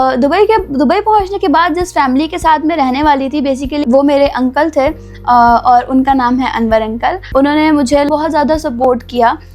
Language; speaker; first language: Urdu; native; Urdu